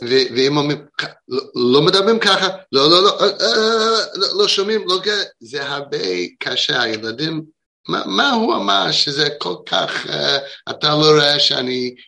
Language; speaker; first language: Hebrew; non-native, fluent; English